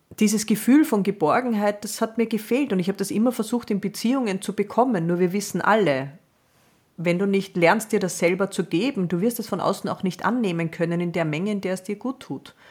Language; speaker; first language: German; native; German